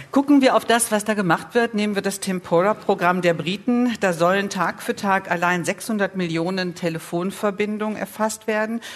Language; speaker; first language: German; native; German